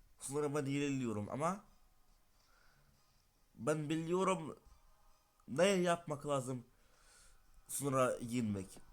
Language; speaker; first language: Turkish; non-native, learner; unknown